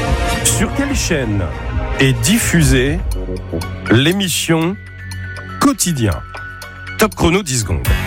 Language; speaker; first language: French; native; French